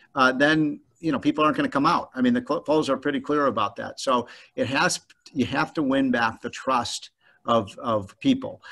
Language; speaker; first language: English; native; English